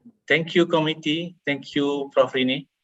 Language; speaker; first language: English; non-native, fluent; Indonesian